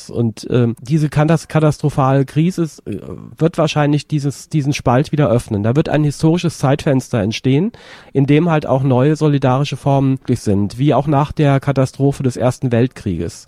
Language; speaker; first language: German; native; German